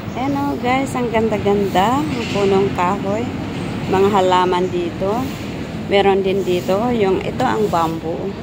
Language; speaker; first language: Filipino; native; Filipino